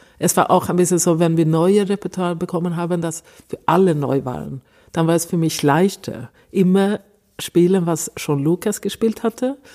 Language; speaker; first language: German; non-native, fluent; Swedish